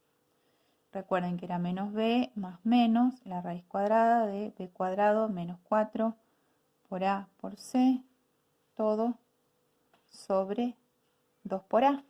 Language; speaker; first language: Spanish; native; Spanish